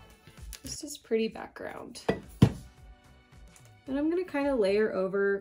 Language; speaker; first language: English; native; English